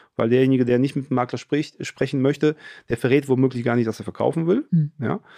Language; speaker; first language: German; early bilingual, other home language; Polish